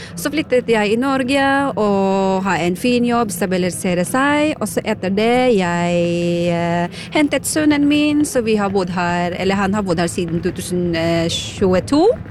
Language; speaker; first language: Norwegian; non-native, fluent; Filipino